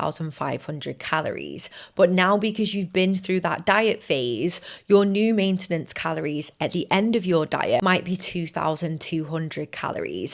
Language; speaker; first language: English; native; English